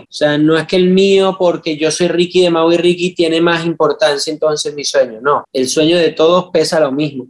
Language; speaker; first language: Spanish; native; Spanish